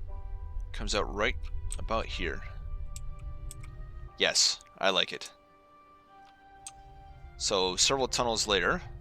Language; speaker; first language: English; native; English